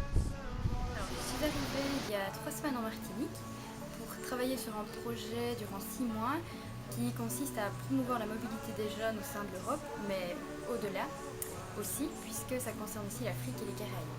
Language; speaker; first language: French; native; French